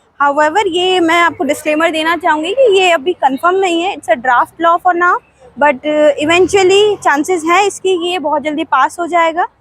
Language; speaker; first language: Hindi; native; Hindi